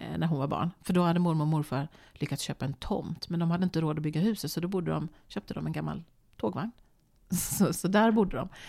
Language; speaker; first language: Swedish; native; Swedish